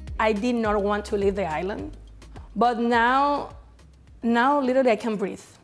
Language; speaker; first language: English; non-native, fluent; Spanish